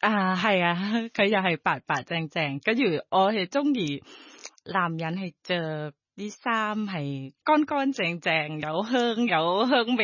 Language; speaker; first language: Cantonese; non-native, fluent; Thai